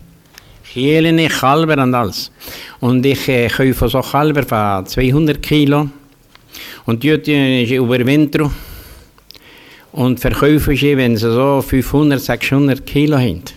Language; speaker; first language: German; early bilingual, heritage; German